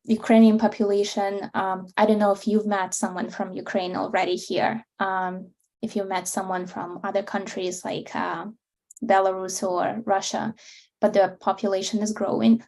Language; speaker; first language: English; non-native, fluent; Russian